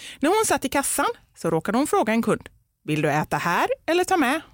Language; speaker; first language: Swedish; native; Swedish